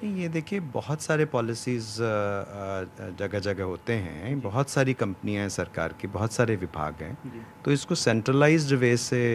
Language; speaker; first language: Hindi; native; Hindi